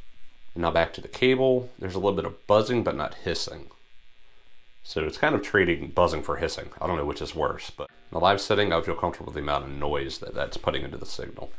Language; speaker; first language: English; native; English